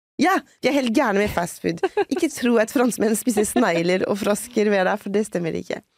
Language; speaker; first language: Norwegian; non-native, fluent; French